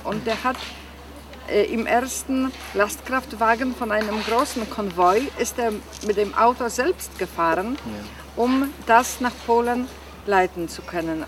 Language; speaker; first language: German; non-native, fluent; Polish